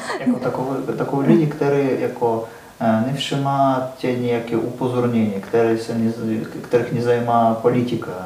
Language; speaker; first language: Czech; non-native, learner; Russian